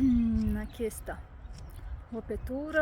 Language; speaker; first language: Spanish; non-native, learner; Turkmen